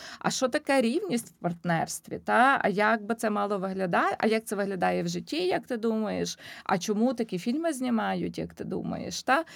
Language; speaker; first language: Ukrainian; native; Ukrainian